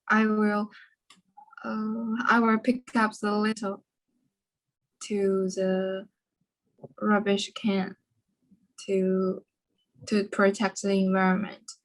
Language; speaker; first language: English; non-native, learner; Chinese